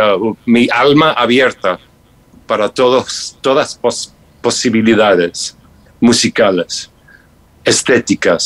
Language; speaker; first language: Spanish; non-native, fluent; English